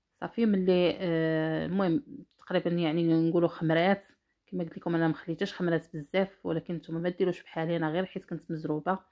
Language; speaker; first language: Arabic; native; Arabic